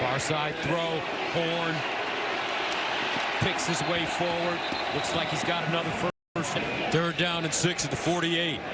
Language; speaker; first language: English; native; English